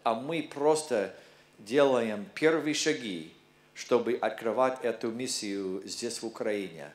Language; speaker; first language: Russian; non-native, learner; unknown